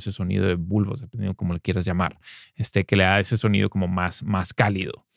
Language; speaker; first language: Spanish; native; Spanish